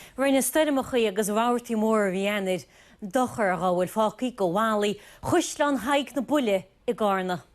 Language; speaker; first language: Irish; native; Irish